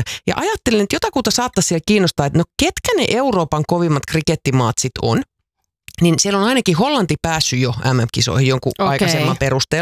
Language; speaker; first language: Finnish; native; Finnish